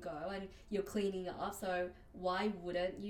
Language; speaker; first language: English; non-native, local second language; Cantonese